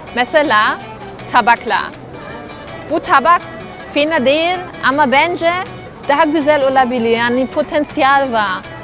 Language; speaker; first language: Turkish; non-native, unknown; German